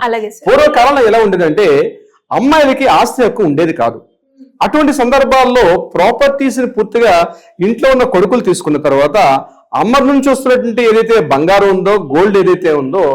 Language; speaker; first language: Telugu; native; Telugu